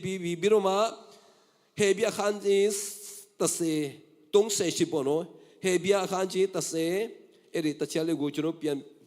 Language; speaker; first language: Burmese; non-native, local second language; Tedim Chin